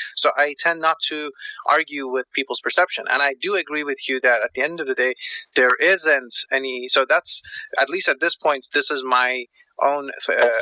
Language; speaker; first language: English; non-native, fluent; German